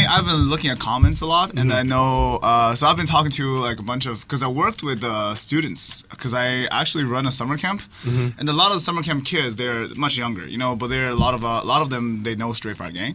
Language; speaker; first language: English; non-native, fluent; Chinese